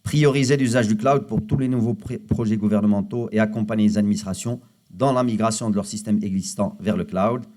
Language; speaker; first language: French; non-native, local second language; Arabic